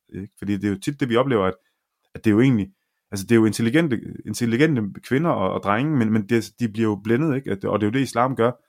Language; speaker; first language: Danish; early bilingual, other home language; Arabic